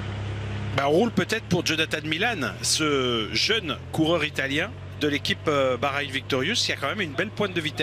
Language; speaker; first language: French; native; French